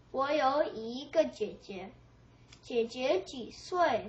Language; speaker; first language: Chinese; non-native, learner; English